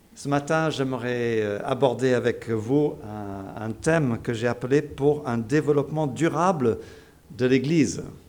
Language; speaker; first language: French; non-native, fluent; English